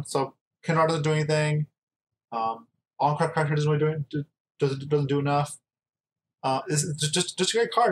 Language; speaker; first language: English; native; English